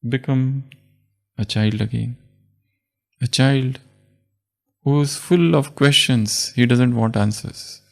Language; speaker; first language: English; non-native, local second language; Hindi